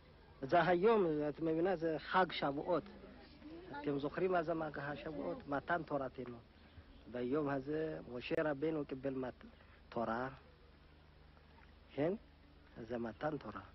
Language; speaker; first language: Hebrew; non-native, learner; Amharic